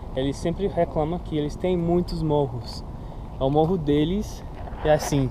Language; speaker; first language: Portuguese; non-native, learner; English